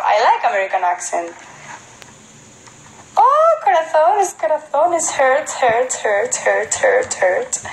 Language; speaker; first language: English; non-native, fluent; Spanish